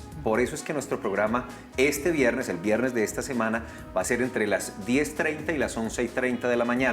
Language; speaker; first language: Spanish; native; Spanish